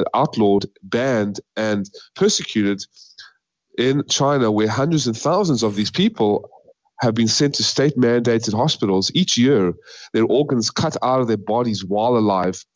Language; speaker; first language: English; native; English